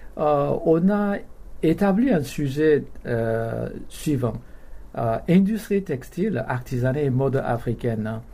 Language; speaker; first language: French; non-native, fluent; Korean